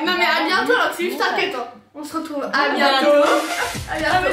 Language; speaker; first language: French; native; French